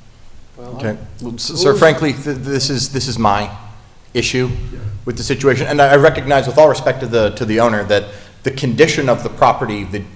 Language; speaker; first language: English; native; English